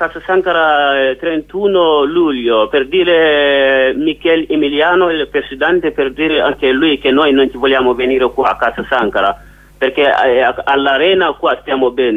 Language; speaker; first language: Italian; non-native, learner; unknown